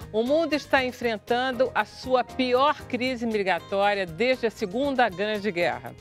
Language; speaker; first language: Portuguese; native; Portuguese